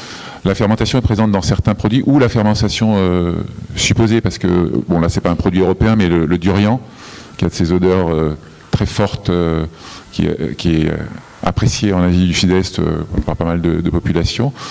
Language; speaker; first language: French; native; French